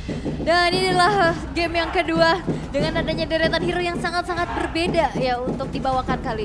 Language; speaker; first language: Indonesian; native; Indonesian